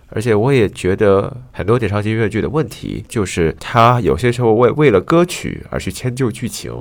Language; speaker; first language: Chinese; native; Chinese